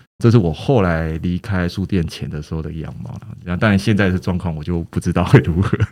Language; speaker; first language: Chinese; native; Chinese